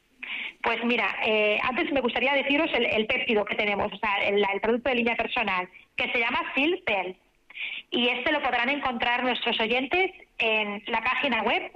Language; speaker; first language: Spanish; native; Spanish